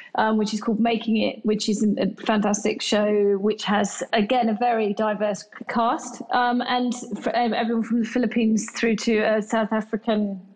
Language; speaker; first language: English; native; English